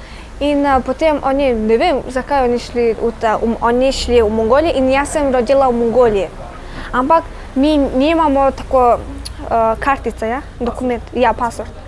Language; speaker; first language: Russian; non-native, learner; Mongolian